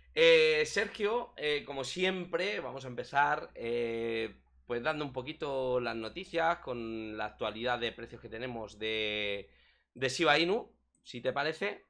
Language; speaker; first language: Spanish; native; Spanish